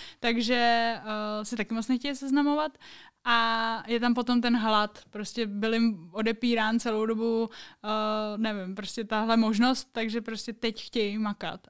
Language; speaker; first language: Czech; native; Czech